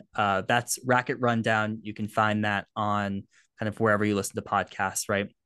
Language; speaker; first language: English; native; English